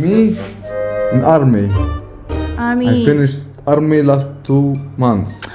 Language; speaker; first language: English; non-native, learner; Arabic